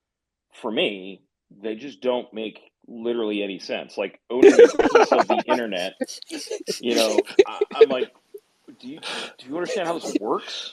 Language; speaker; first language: English; native; English